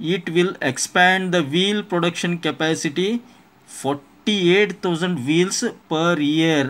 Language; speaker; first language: English; non-native, local second language; Kannada